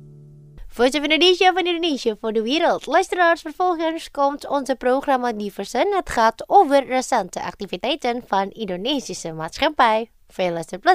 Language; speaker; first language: Dutch; non-native, fluent; Indonesian